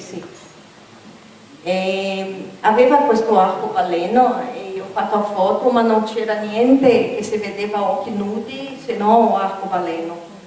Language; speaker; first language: Italian; non-native, learner; Portuguese